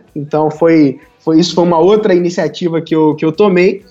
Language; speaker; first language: Portuguese; native; Portuguese